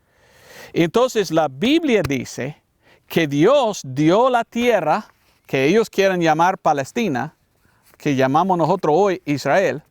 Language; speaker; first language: Spanish; non-native, learner; English